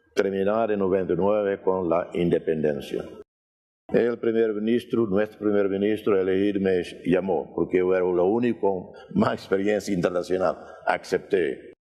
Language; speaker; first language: Spanish; non-native, fluent; Portuguese